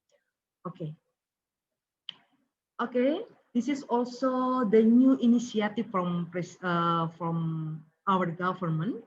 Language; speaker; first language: English; non-native, learner; Indonesian